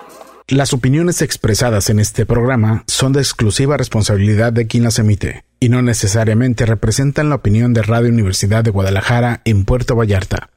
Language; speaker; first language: Spanish; native; Spanish